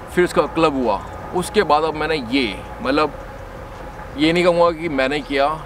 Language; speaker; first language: Hindi; native; Hindi